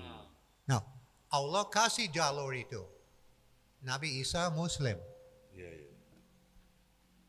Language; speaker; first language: Indonesian; non-native, fluent; English